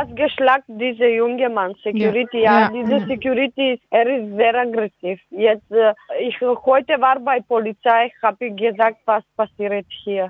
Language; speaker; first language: German; non-native, learner; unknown